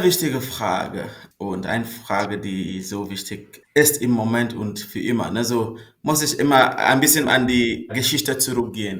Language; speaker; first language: German; non-native, fluent; Northern Sotho